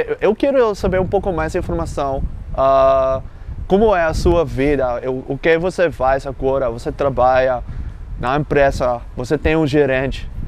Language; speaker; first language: Portuguese; non-native, learner; Dutch